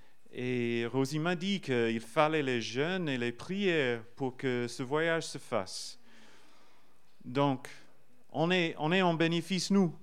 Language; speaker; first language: French; non-native, fluent; English